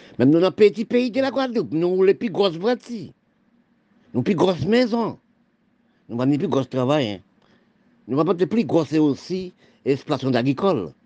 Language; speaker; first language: French; non-native, local second language; Haitian Creole